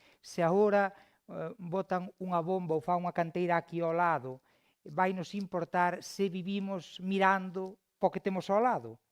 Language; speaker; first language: Galician; native; Galician